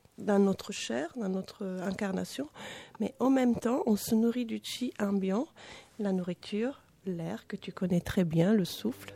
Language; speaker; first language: French; non-native, fluent; Italian